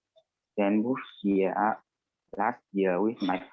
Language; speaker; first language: English; non-native, learner; Vietnamese